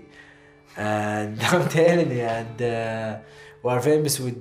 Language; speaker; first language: English; non-native, learner; Arabic